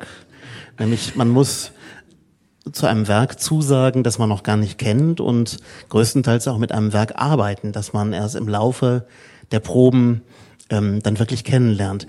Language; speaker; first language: German; native; German